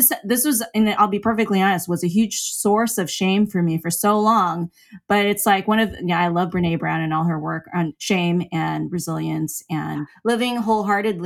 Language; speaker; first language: English; native; English